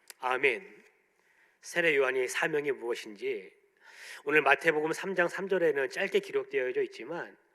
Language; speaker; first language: Korean; native; Korean